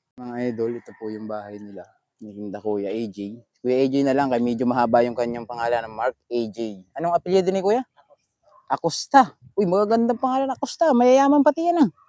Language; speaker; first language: Filipino; native; Filipino